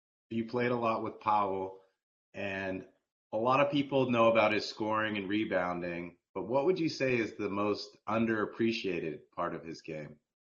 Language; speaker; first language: English; native; English